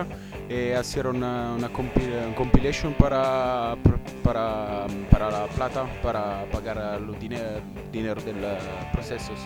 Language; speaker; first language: Spanish; non-native, learner; Italian